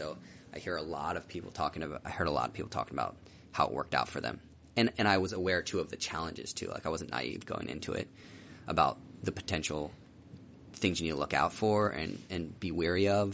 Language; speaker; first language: English; native; English